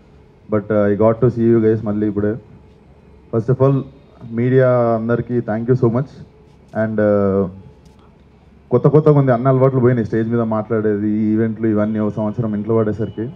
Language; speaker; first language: Telugu; native; Telugu